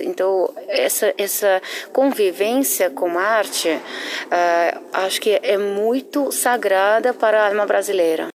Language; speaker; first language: Portuguese; non-native, fluent; Russian